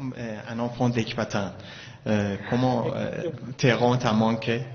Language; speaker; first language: French; non-native, fluent; Persian